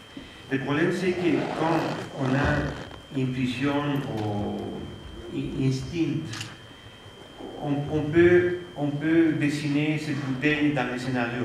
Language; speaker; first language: French; non-native, fluent; Spanish